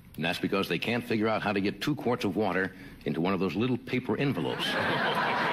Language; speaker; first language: English; native; English